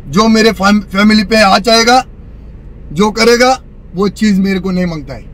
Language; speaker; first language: Hindi; non-native, local second language; Marathi